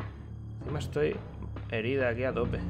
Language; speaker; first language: Spanish; native; Spanish